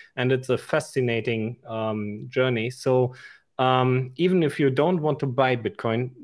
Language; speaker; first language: English; non-native, fluent; German